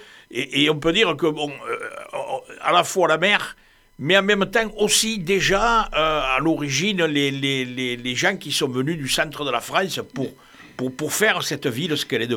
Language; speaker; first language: French; native; French